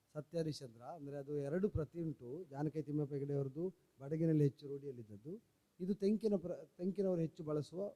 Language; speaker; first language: Kannada; native; Kannada